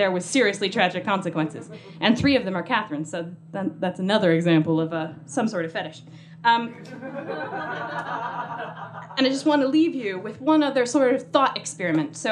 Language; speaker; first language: English; native; English